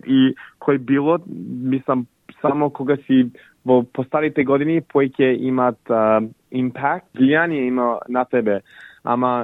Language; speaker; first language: Macedonian; early bilingual, heritage; English